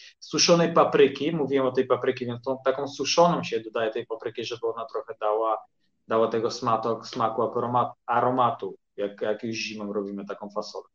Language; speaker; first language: Polish; early bilingual, heritage; Polish